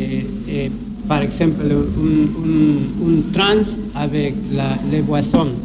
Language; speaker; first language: French; non-native, learner; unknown